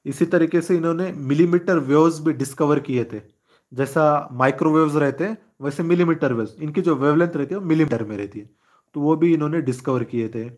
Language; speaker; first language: Hindi; non-native, local second language; Marathi